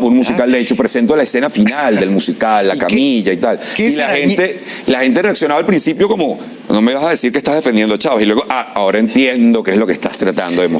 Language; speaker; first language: Spanish; native; Spanish